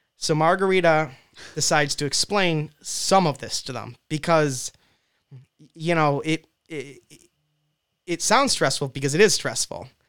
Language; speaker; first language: English; native; English